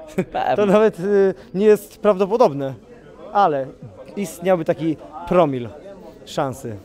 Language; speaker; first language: Polish; native; Polish